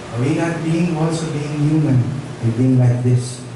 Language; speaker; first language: English; non-native, local second language; Filipino